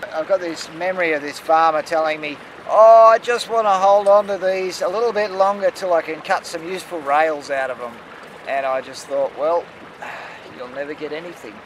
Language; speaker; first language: English; native; English